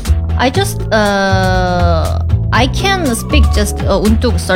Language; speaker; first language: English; non-native, learner; Korean